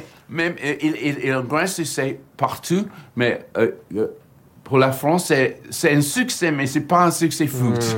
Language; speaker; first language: French; non-native, learner; English